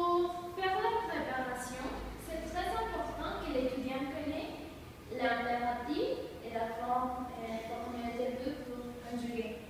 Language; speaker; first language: French; non-native, learner; Spanish